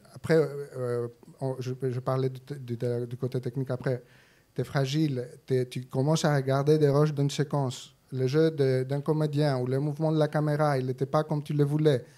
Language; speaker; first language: French; non-native, fluent; Greek